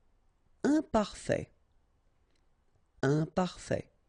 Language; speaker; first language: French; native; French